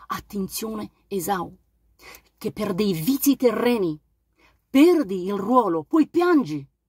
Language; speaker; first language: Italian; non-native, fluent; Romanian